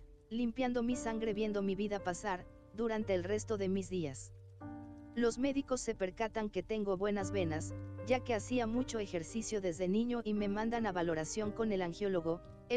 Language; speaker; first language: Spanish; native; Spanish